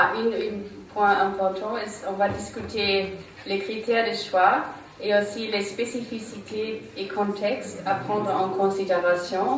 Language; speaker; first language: French; non-native, learner; German